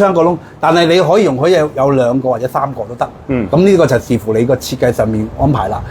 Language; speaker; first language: Cantonese; native; Cantonese